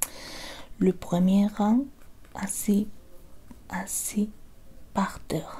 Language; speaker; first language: French; non-native, learner; Spanish